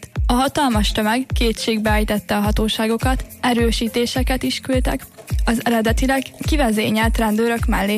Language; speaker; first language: Hungarian; native; Hungarian